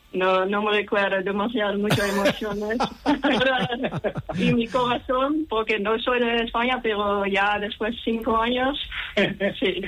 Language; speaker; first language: Spanish; non-native, learner; Dutch